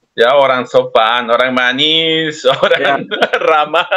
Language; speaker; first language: Indonesian; non-native, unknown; Spanish